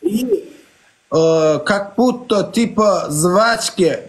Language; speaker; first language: Russian; non-native, learner; Turkmen